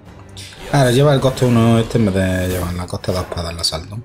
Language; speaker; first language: Spanish; native; Spanish